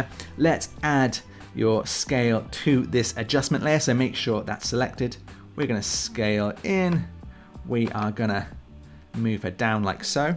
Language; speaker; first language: English; native; English